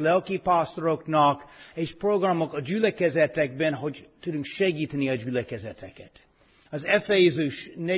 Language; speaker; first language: Hungarian; non-native, fluent; English